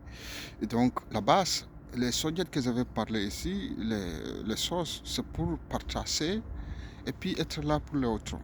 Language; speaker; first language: French; non-native, learner; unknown